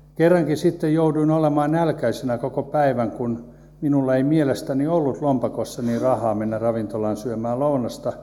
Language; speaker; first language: Finnish; native; Finnish